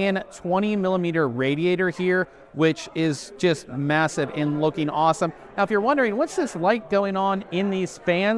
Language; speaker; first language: English; native; English